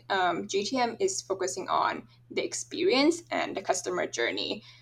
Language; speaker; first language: English; non-native, fluent; Thai